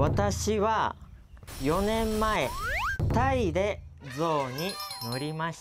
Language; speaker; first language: Japanese; non-native, learner; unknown